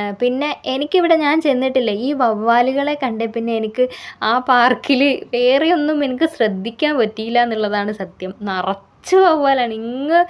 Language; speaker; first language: Malayalam; native; Malayalam